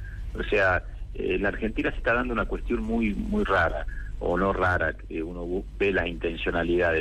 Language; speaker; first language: Spanish; native; Spanish